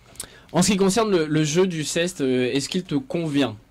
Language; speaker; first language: French; native; French